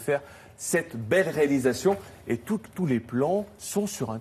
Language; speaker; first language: French; native; French